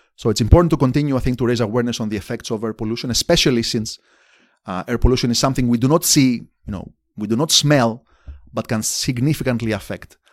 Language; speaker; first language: English; non-native, fluent; Greek